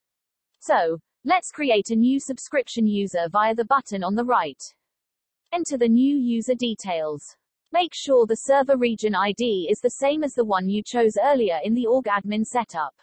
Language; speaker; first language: English; native; English